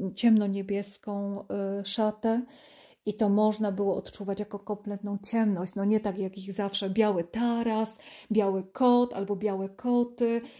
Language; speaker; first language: Polish; native; Polish